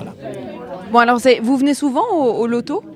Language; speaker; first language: French; native; French